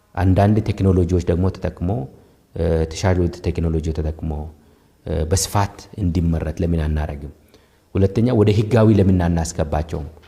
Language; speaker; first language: Amharic; non-native, local second language; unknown